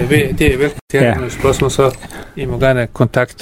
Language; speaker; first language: Danish; non-native, fluent; Persian